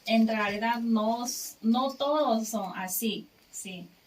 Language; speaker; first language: Spanish; non-native, learner; Chinese